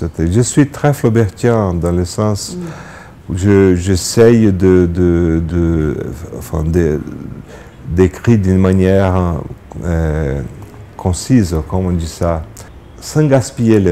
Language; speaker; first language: French; non-native, fluent; Portuguese